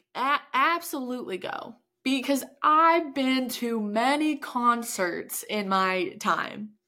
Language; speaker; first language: English; native; English